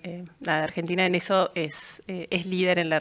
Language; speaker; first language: Spanish; native; Spanish